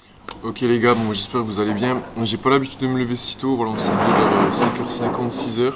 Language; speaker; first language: French; native; French